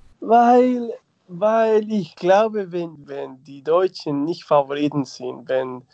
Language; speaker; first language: German; non-native, fluent; Spanish